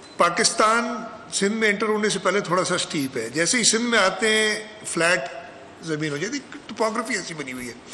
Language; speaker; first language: Urdu; non-native, local second language; Sindhi